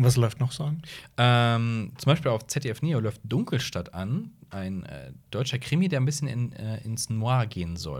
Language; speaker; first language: German; native; German